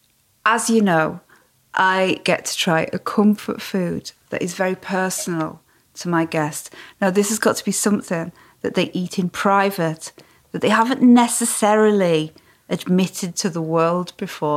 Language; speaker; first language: English; native; English